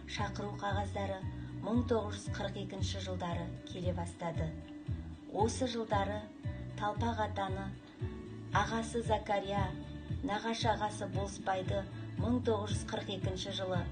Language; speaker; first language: Kazakh; native; Kazakh